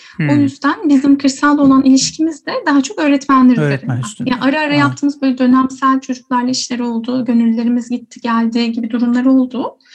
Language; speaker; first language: Turkish; native; Turkish